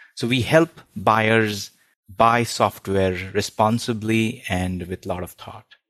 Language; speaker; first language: English; non-native, local second language; Hindi